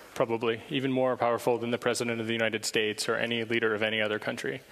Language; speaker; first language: English; native; English